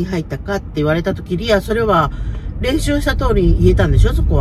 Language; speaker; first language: Japanese; native; Japanese